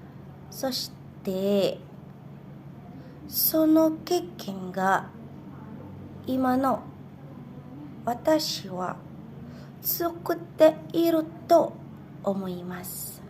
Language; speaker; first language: Japanese; non-native, learner; Indonesian